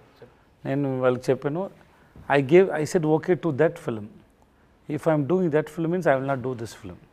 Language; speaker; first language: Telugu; non-native, learner; Tamil